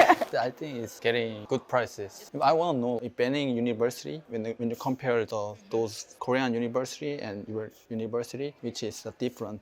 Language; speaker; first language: English; non-native, learner; Korean